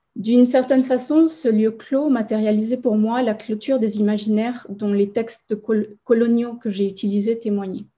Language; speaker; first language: French; non-native, fluent; Spanish